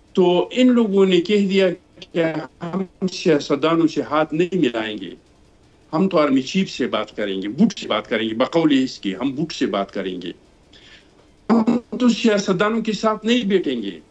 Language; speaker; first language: Urdu; non-native, local second language; Pashto